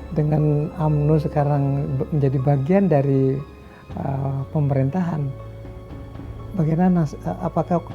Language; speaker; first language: Indonesian; native; Indonesian